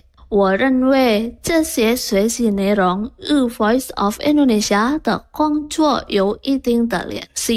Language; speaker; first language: Chinese; non-native, fluent; Indonesian